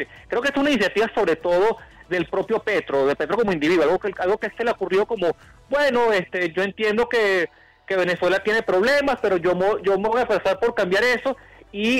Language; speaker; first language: Spanish; native; Spanish